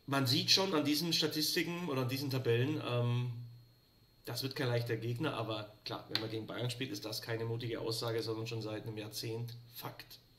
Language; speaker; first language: German; native; German